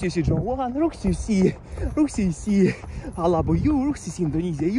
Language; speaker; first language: Chinese; non-native, learner; Russian